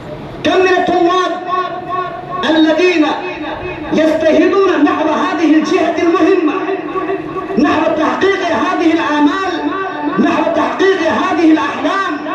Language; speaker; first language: Arabic; non-native, fluent; Urdu